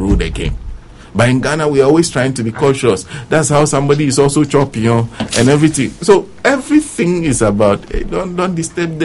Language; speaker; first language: English; non-native, local second language; Ewe